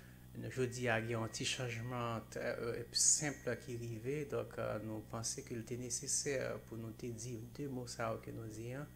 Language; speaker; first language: French; non-native, local second language; Haitian Creole